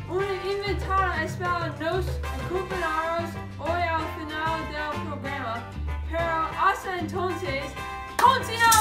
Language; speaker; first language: Spanish; non-native, learner; English